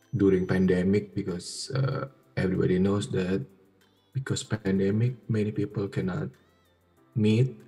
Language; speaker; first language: English; non-native, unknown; Indonesian